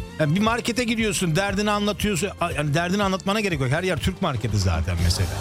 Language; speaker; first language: Turkish; early bilingual, heritage; Turkish